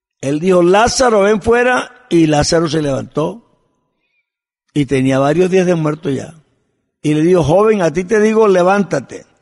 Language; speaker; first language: Spanish; native; Spanish